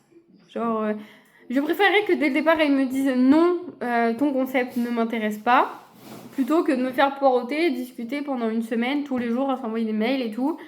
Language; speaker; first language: French; native; French